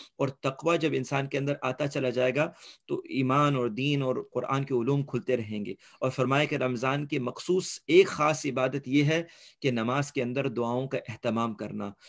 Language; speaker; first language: Urdu; early bilingual, heritage; Urdu